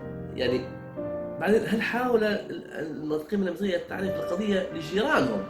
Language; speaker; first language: Arabic; native; Arabic